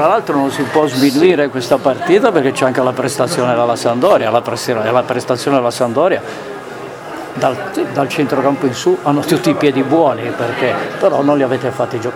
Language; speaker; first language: Italian; native; Italian